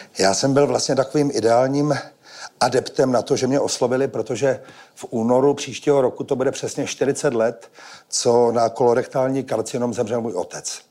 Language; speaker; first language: Czech; native; Czech